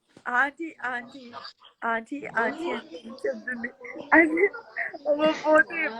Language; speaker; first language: Telugu; non-native, local second language; Gujarati